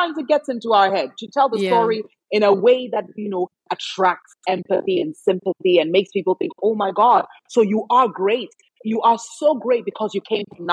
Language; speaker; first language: English; non-native, local second language; Akan